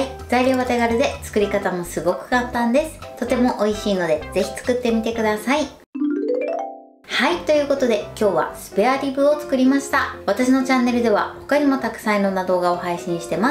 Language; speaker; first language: Japanese; native; Japanese